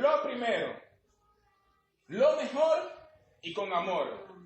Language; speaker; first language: Spanish; native; Spanish